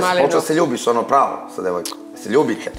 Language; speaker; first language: Serbian; native; Serbian